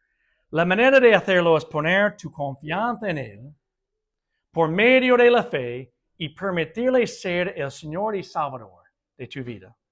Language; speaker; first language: Spanish; non-native, fluent; English